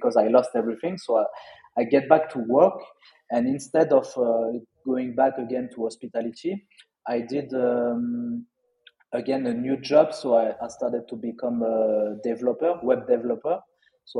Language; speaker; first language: English; non-native, fluent; French